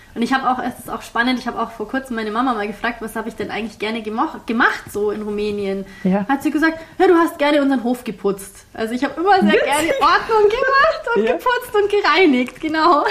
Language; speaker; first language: German; early bilingual, heritage; German